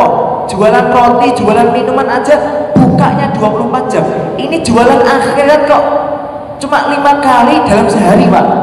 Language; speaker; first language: Indonesian; non-native, local second language; Javanese